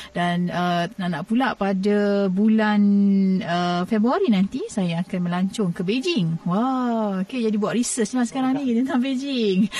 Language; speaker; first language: Malay; native; Malay